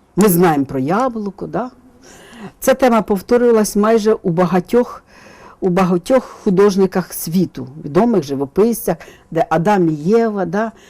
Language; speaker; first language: Ukrainian; native; Ukrainian